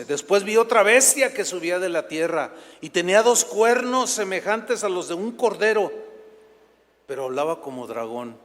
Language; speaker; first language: Spanish; native; Spanish